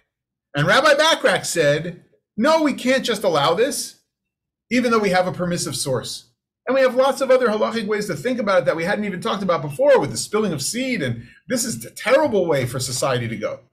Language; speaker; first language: English; native; English